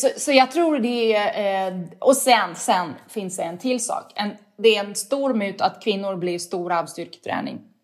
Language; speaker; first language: Swedish; non-native, fluent; Russian